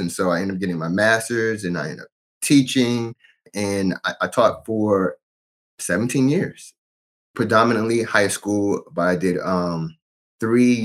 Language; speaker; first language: English; native; English